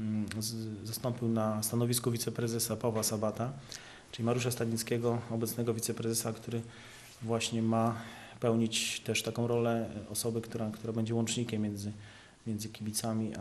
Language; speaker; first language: Polish; native; Polish